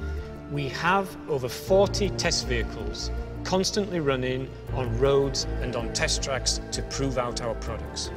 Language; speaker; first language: English; native; English